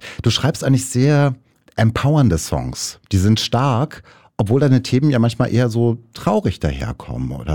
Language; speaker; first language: German; native; German